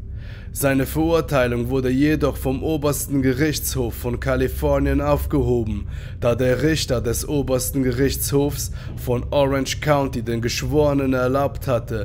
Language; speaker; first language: German; native; German